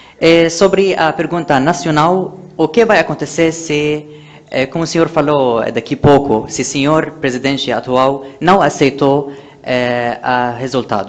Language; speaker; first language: Portuguese; non-native, fluent; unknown